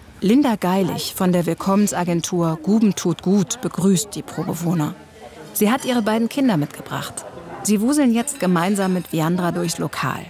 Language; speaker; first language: German; native; German